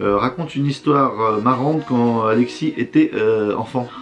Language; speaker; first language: French; native; French